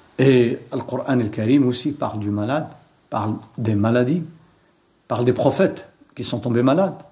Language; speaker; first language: French; non-native, local second language; Arabic